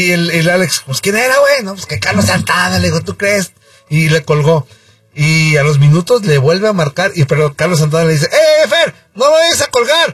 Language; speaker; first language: Spanish; native; Spanish